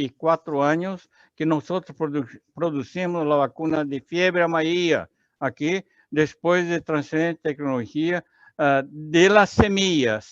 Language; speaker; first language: Spanish; non-native, learner; Portuguese